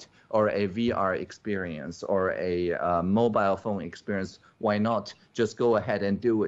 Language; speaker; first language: English; non-native, fluent; Chinese